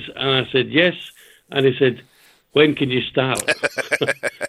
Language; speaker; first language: English; native; English